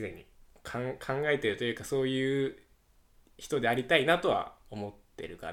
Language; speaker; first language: Japanese; native; Japanese